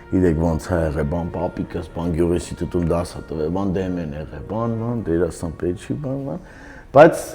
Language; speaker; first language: Armenian; native; Armenian